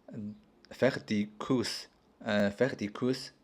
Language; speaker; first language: French; non-native, learner; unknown